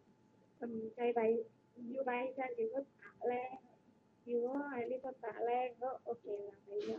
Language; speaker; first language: Cantonese; non-native, learner; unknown